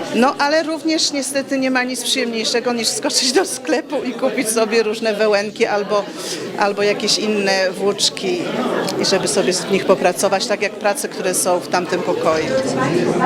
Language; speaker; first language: Polish; native; Polish